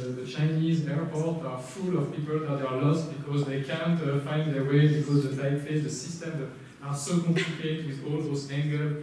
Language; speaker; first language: English; non-native, learner; French